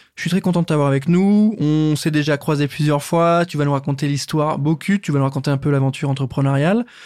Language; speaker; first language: French; native; French